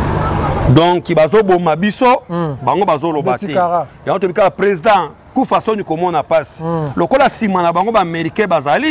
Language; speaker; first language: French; non-native, local second language; Lingala